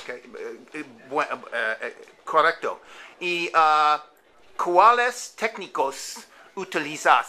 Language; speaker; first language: Spanish; non-native, learner; English